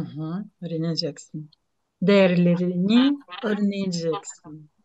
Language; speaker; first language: Turkish; non-native, fluent; Ukrainian